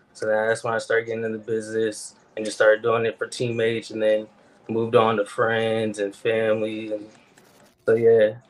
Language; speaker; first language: English; native; English